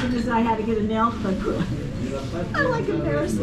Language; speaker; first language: English; native; English